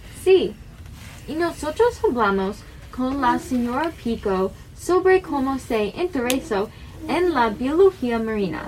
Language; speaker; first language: Spanish; non-native, learner; English